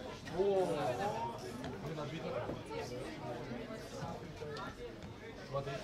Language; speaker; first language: Russian; native; Russian